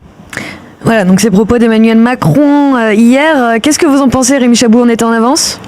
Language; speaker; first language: French; native; French